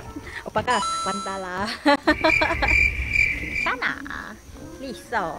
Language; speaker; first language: Korean; non-native, learner; Vietnamese